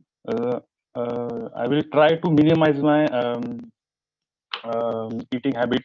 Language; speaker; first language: English; non-native, learner; Marathi